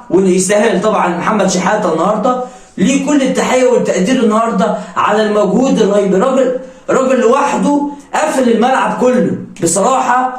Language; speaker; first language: Arabic; native; Arabic